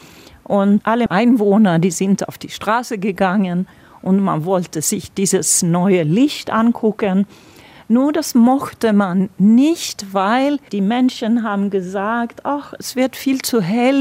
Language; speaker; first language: German; non-native, fluent; Swedish